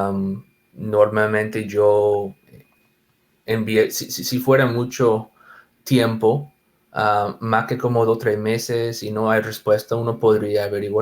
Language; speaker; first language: Spanish; non-native, fluent; English